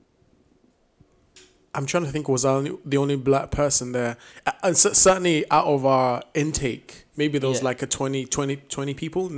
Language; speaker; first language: English; native; English